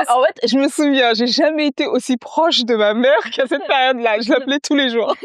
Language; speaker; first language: French; early bilingual, other home language; Wolof